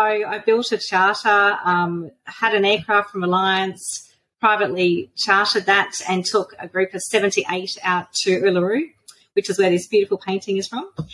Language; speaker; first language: English; native; English